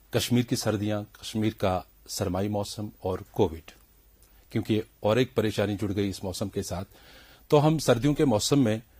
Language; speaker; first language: Hindi; non-native, local second language; Kashmiri